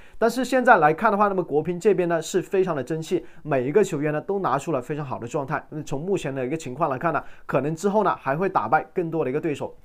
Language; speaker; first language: Chinese; native; Chinese